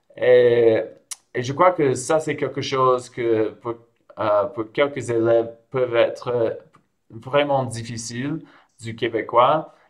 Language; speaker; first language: French; non-native, fluent; English